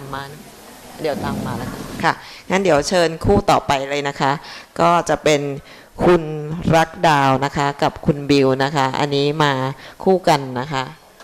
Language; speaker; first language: Thai; native; Thai